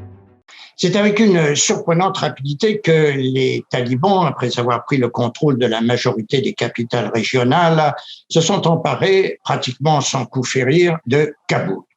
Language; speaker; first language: French; native; French